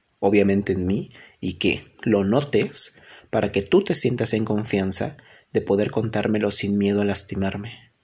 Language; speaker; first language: Spanish; native; Spanish